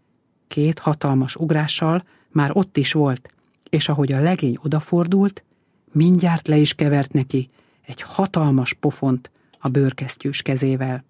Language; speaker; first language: Hungarian; native; Hungarian